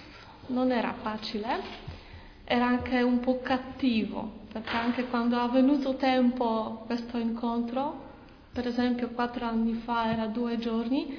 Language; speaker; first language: Italian; non-native, learner; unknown